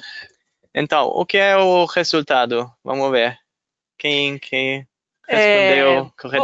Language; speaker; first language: Portuguese; non-native, fluent; German